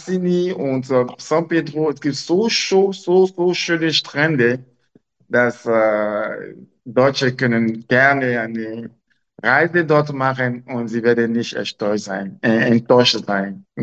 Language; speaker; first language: German; non-native, local second language; French